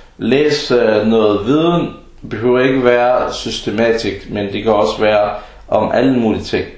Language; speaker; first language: Danish; early bilingual, other home language; Arabic